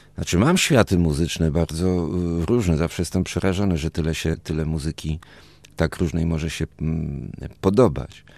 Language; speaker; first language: Polish; early bilingual, other home language; Spanish